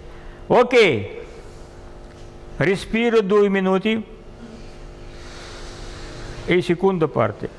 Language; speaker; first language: Italian; non-native, learner; Russian